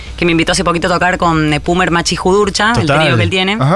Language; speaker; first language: Spanish; native; Spanish